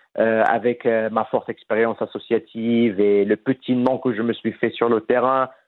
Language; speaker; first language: French; non-native, fluent; Arabic